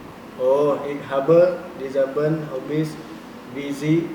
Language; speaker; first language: German; non-native, learner; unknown